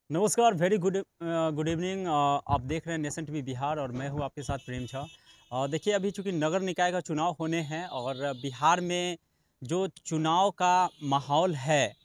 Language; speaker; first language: Hindi; native; Hindi